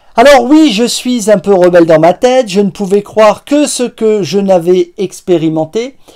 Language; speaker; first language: French; native; French